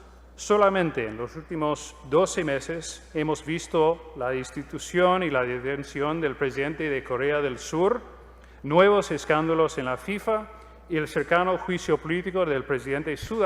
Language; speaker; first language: Spanish; non-native, fluent; English